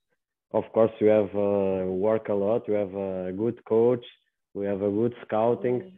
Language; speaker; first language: English; non-native, learner; Portuguese